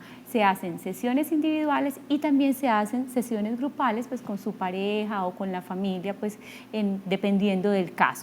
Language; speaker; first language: Spanish; native; Spanish